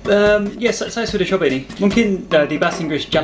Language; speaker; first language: Indonesian; non-native, learner; English